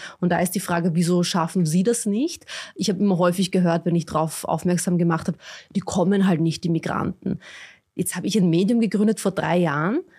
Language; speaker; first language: German; early bilingual, other home language; Bosnian